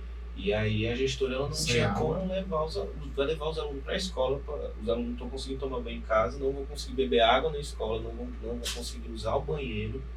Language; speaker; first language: Portuguese; native; Portuguese